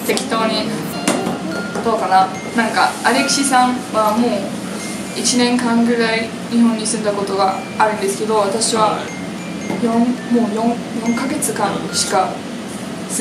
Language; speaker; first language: Japanese; non-native, fluent; English